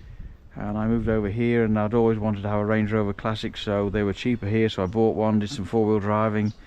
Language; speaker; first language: English; native; English